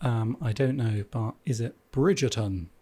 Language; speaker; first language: English; native; English